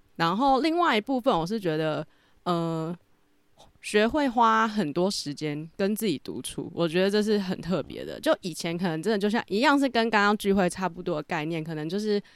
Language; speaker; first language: Chinese; native; Chinese